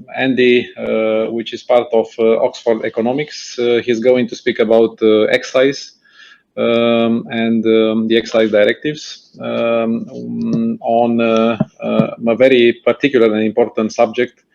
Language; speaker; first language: English; non-native, fluent; Romanian